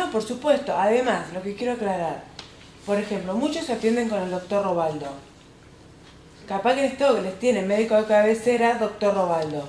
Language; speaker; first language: Spanish; native; Spanish